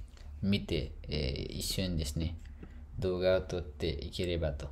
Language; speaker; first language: Japanese; non-native, fluent; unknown